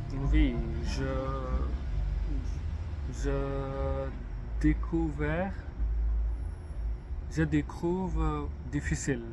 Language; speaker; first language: French; non-native, learner; English